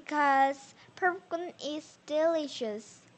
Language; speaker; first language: English; non-native, learner; Korean